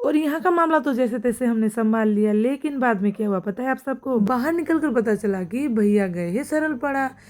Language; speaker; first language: Hindi; non-native, local second language; Assamese